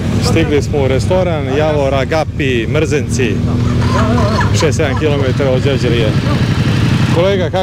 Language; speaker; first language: Croatian; native; Croatian